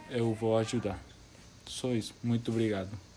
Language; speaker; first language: Portuguese; non-native, learner; Spanish